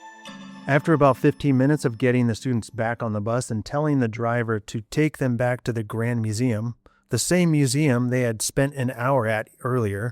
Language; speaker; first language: English; native; English